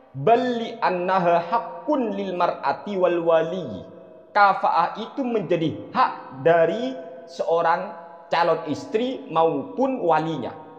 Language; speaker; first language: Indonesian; non-native, local second language; Madurese